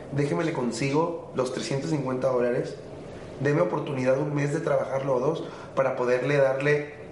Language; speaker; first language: Spanish; native; Spanish